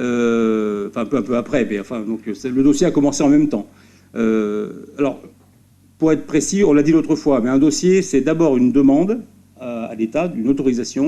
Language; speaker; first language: French; native; French